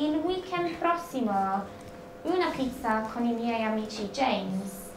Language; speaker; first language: Italian; non-native, fluent; English